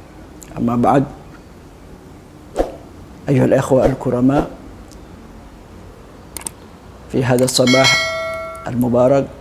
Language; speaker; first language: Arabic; non-native, fluent; Indonesian